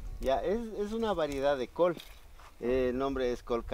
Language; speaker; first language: Spanish; native; Spanish